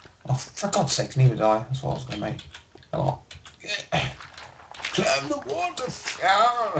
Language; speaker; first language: English; native; English